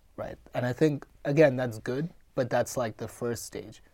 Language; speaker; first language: English; non-native, local second language; Gujarati